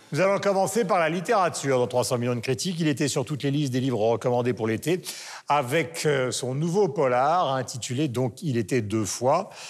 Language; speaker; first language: French; native; French